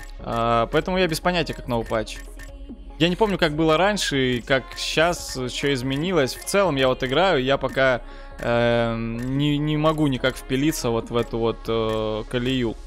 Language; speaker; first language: Russian; native; Russian